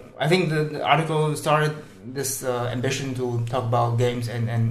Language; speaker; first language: English; non-native, fluent; Chinese